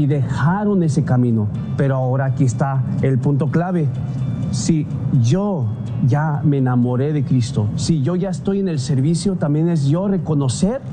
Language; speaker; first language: Spanish; early bilingual, heritage; Spanish